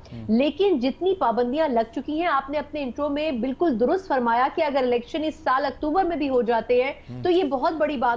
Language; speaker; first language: Urdu; native; Urdu